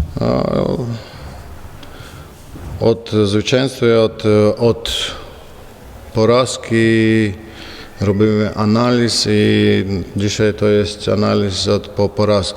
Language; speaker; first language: Polish; non-native, learner; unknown